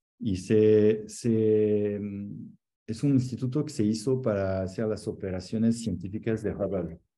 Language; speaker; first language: Spanish; non-native, fluent; French